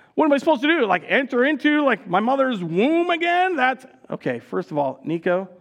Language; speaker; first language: English; native; English